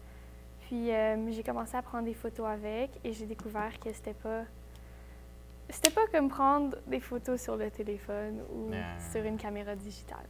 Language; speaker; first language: French; native; French